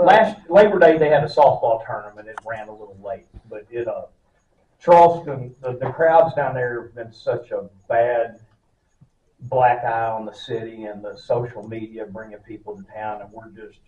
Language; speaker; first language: English; native; English